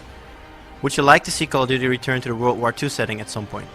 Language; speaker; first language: English; non-native, fluent; Dutch